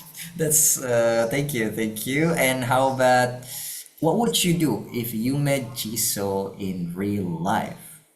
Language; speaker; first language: English; non-native, fluent; Indonesian